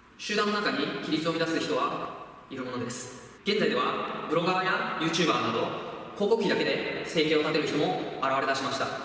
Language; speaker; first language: Japanese; native; Japanese